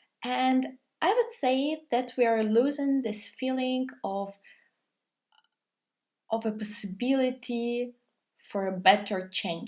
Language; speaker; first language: English; non-native, fluent; Russian